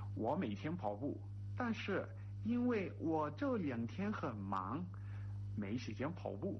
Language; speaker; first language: Chinese; non-native, learner; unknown